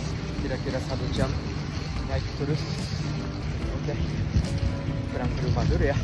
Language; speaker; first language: Indonesian; non-native, fluent; Japanese